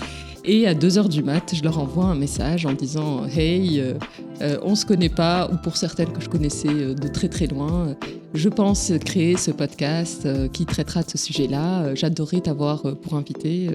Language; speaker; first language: French; native; French